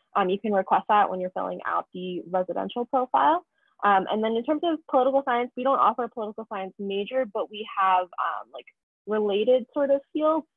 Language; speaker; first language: English; native; English